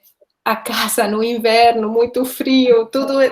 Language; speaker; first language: Portuguese; non-native, fluent; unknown